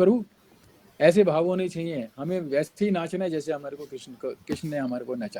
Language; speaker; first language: Hindi; native; Hindi